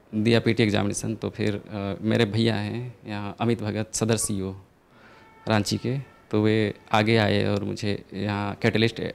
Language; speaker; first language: Hindi; native; Hindi